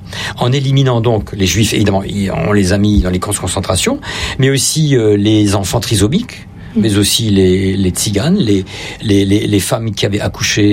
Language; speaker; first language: French; native; French